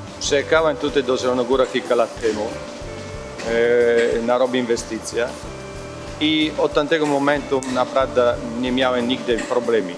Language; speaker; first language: Polish; non-native, learner; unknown